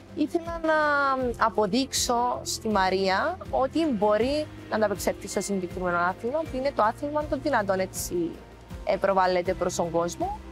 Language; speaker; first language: Greek; native; Greek